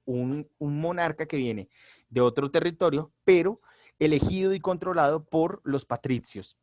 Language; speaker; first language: Spanish; native; Spanish